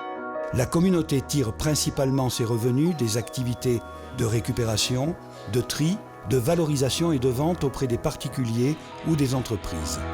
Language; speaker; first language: French; native; French